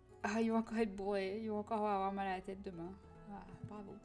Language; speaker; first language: French; native; French